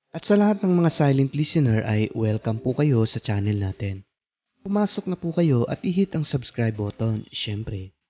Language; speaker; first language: Filipino; non-native, local second language; Cebuano